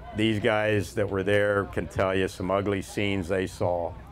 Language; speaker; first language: English; native; English